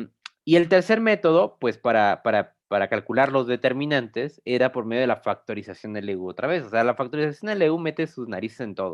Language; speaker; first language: Spanish; native; Spanish